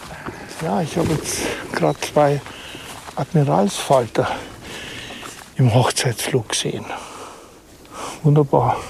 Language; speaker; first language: German; native; German